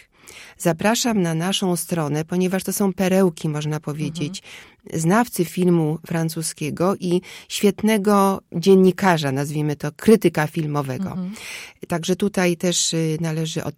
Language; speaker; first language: Polish; native; Polish